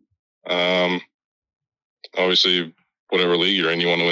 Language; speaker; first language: English; native; English